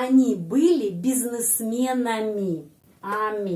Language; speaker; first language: Russian; non-native, fluent; Indonesian